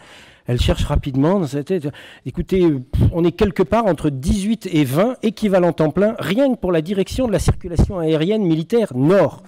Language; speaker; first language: French; native; French